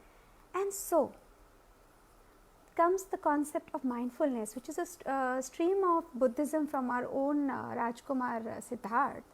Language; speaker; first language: English; non-native, local second language; Hindi